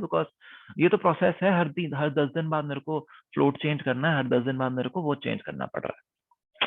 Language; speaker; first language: Hindi; native; Hindi